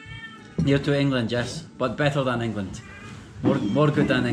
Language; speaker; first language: English; native; English